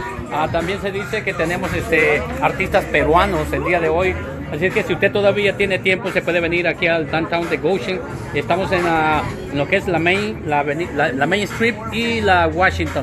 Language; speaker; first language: Spanish; native; Spanish